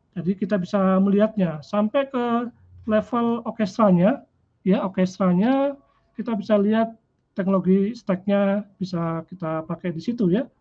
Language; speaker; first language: Indonesian; native; Indonesian